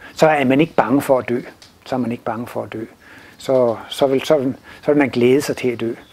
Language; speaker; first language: Danish; native; Danish